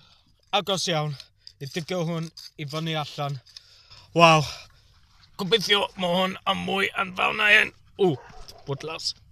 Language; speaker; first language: Welsh; non-native, local second language; English